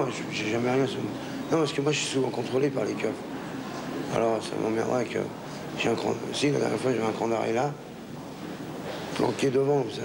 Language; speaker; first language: French; native; French